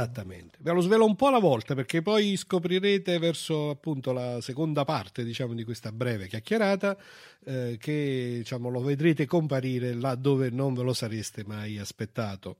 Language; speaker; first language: Italian; native; Italian